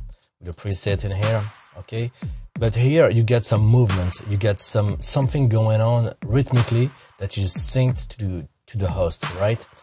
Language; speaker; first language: English; non-native, fluent; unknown